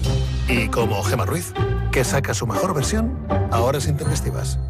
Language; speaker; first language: Spanish; native; Spanish